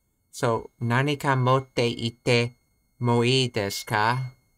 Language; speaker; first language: Japanese; non-native, learner; English